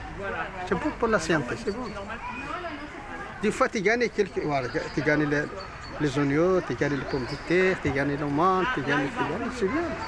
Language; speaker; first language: French; non-native, learner; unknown